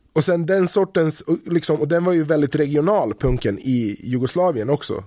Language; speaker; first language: Swedish; early bilingual, other home language; Bosnian